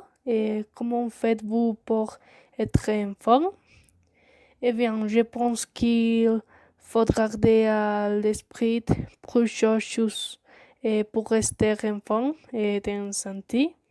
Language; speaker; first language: French; non-native, learner; Spanish